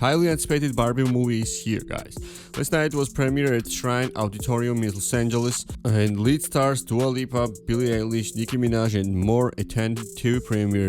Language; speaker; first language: English; non-native, fluent; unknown